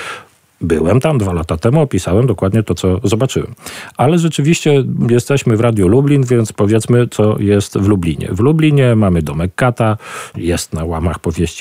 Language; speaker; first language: Polish; native; Polish